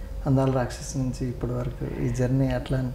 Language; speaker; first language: Telugu; native; Telugu